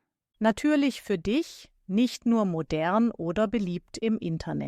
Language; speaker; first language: German; native; German